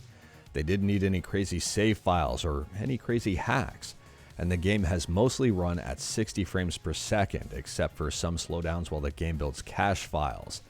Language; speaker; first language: English; native; English